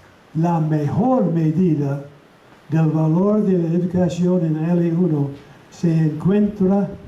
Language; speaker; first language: Spanish; non-native, fluent; English